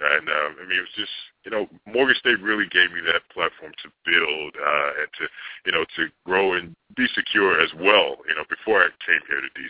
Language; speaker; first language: English; native; English